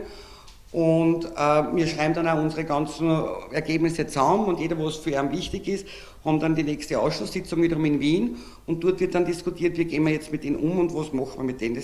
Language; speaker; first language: German; native; German